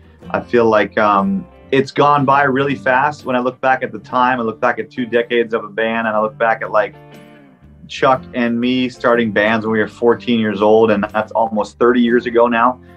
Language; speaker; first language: English; non-native, local second language; French